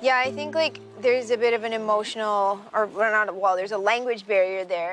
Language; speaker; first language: English; native; English